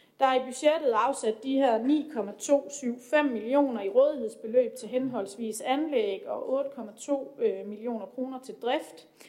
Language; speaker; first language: Danish; native; Danish